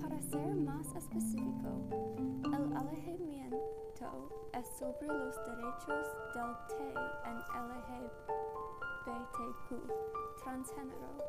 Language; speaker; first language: Spanish; non-native, learner; English